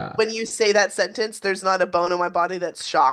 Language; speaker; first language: English; native; English